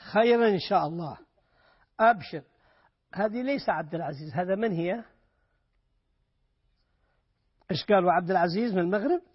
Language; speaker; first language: Arabic; native; Arabic